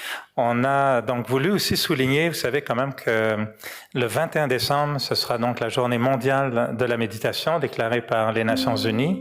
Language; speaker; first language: French; native; French